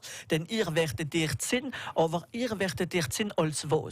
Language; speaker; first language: German; native; German